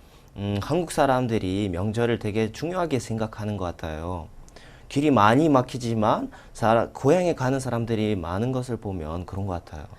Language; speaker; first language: Korean; non-native, fluent; Russian